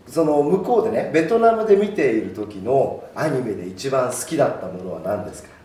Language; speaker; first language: Japanese; native; Japanese